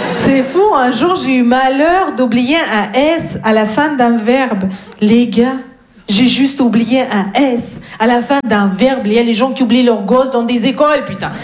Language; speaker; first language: French; non-native, fluent; Russian